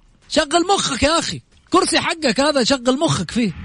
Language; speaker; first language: Arabic; native; Arabic